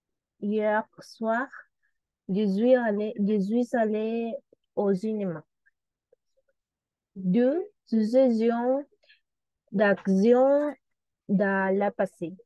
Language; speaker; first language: French; non-native, learner; Spanish